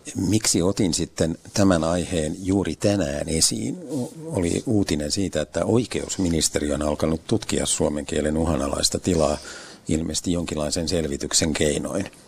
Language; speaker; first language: Finnish; native; Finnish